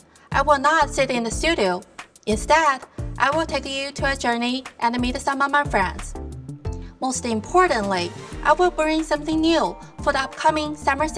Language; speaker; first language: English; non-native, fluent; Chinese